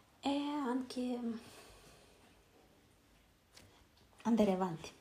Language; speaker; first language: Italian; non-native, learner; Russian